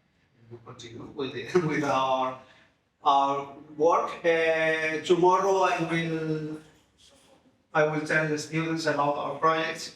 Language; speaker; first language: English; non-native, fluent; Spanish